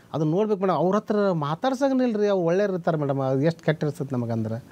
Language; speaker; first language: Kannada; native; Kannada